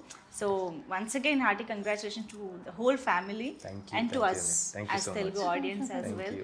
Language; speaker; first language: Telugu; native; Telugu